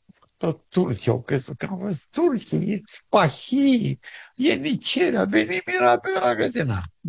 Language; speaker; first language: Romanian; native; Romanian